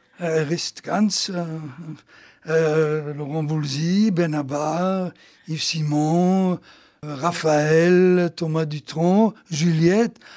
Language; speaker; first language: German; non-native, fluent; Italian